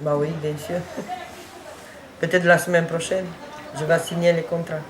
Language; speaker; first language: French; non-native, learner; Romanian